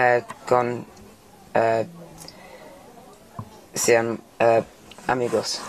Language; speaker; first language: Spanish; non-native, learner; English